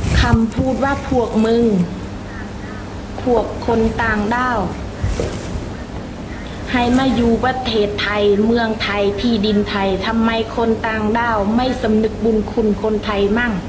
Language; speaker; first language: Thai; non-native, fluent; Khmer